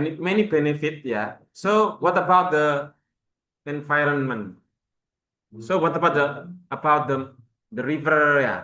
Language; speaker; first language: English; non-native, learner; Indonesian